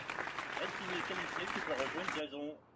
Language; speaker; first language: French; native; French